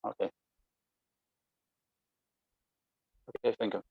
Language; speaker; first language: English; non-native, learner; Russian